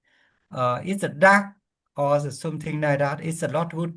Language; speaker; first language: English; non-native, learner; Vietnamese